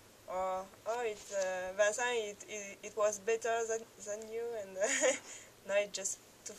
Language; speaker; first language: English; non-native, learner; French